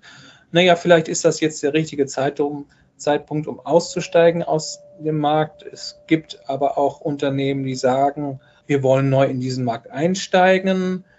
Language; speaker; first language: German; native; German